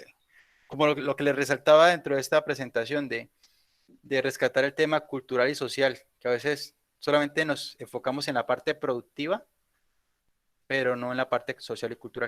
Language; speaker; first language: Spanish; native; Spanish